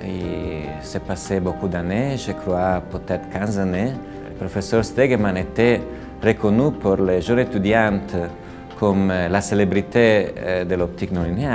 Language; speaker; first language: French; non-native, fluent; Italian